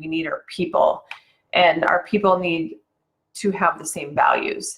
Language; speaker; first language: English; native; English